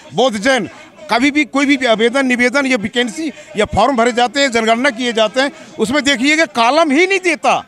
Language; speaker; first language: Hindi; native; Hindi